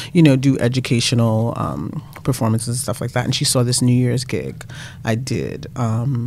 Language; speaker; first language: English; native; English